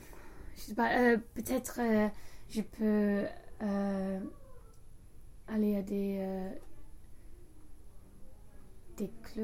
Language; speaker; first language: French; non-native, learner; English